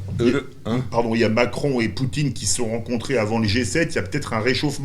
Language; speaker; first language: French; native; French